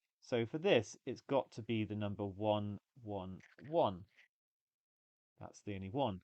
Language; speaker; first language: English; native; English